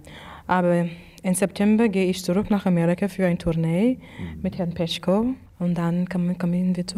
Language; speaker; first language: German; non-native, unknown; English